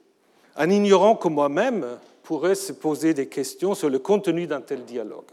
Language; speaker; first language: French; non-native, fluent; German